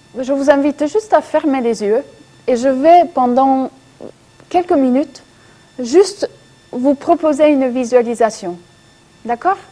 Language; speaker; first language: French; non-native, fluent; Italian